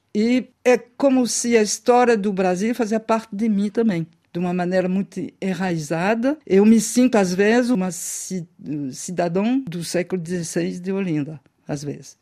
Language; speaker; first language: Portuguese; non-native, fluent; French